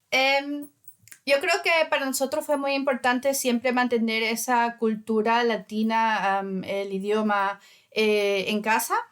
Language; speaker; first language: Spanish; early bilingual, heritage; Spanish